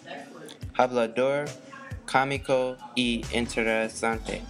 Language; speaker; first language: Spanish; non-native, learner; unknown